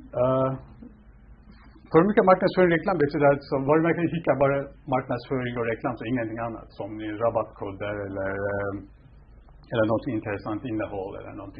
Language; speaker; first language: Swedish; non-native, fluent; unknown